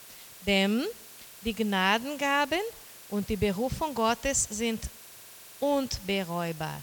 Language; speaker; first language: German; non-native, learner; Portuguese